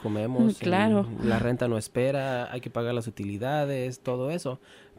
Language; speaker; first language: Spanish; native; Spanish